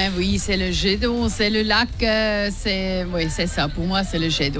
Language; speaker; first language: French; non-native, local second language; Swiss German